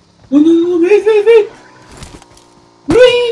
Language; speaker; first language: English; non-native, learner; Korean